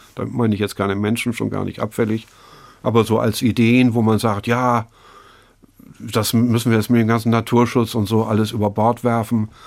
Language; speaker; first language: German; native; German